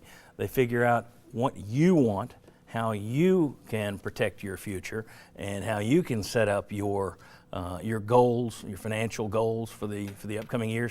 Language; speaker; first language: English; native; English